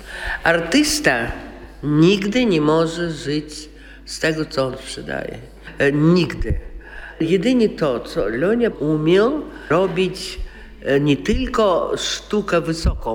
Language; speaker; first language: Polish; non-native, local second language; Russian